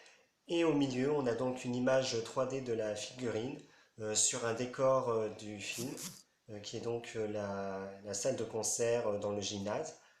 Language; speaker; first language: French; native; French